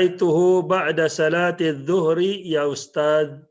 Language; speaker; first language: Arabic; non-native, learner; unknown